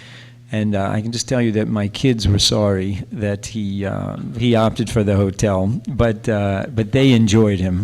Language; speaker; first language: English; native; English